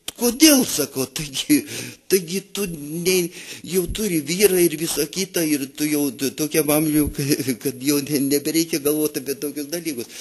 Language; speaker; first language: Lithuanian; native; Lithuanian